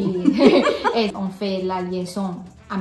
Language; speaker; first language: French; non-native, learner; Thai